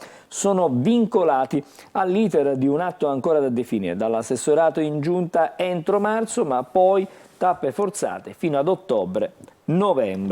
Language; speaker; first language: Italian; native; Italian